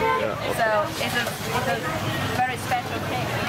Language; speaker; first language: English; non-native, learner; Vietnamese